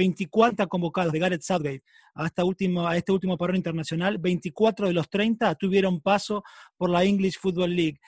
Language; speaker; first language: Spanish; native; Spanish